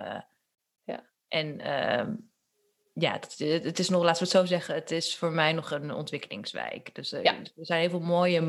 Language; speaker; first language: Dutch; early bilingual, other home language; Turkish